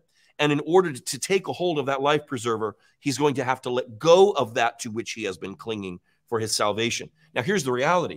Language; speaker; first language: English; native; English